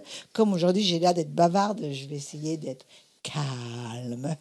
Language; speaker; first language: French; native; French